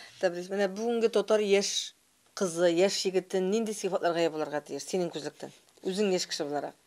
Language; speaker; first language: Tatar; native; Tatar